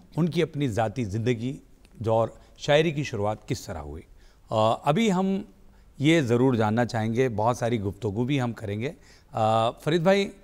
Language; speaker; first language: Urdu; native; Urdu